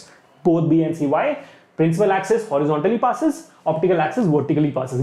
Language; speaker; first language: English; non-native, local second language; Hindi